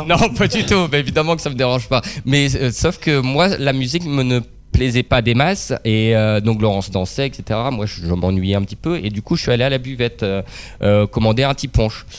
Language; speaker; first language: French; native; French